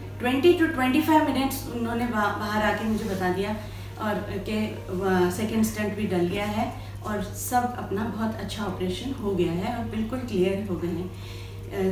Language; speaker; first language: Hindi; native; Hindi